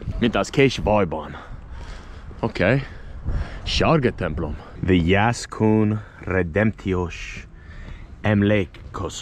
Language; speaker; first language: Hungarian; non-native, learner; English